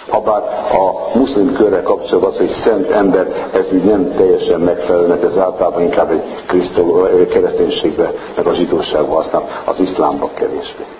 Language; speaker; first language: Hungarian; non-native, fluent; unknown